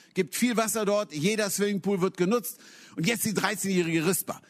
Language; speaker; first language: German; native; German